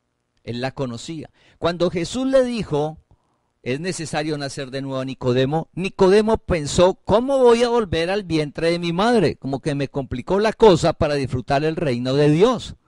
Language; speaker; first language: Spanish; native; Spanish